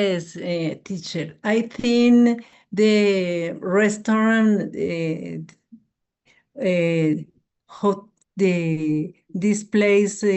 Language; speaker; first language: English; non-native, learner; Spanish